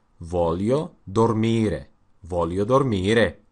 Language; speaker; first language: Italian; non-native, learner; Russian